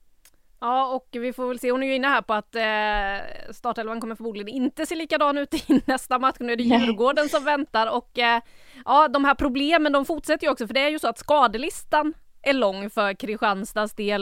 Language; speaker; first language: Swedish; native; Swedish